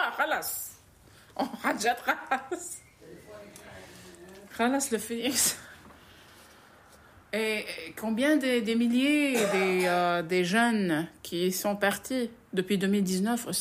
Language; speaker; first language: French; non-native, local second language; Arabic